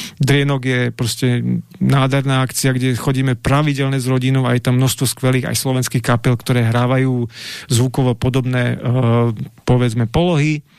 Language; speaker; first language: Slovak; native; Slovak